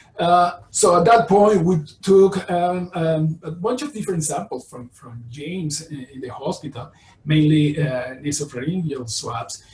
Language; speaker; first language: English; non-native, fluent; Spanish